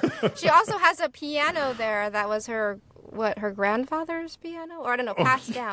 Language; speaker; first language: English; native; English